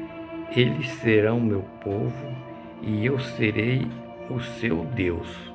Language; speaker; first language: Portuguese; native; Portuguese